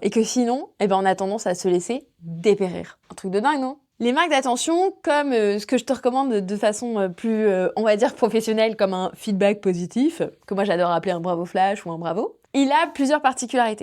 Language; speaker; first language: French; native; French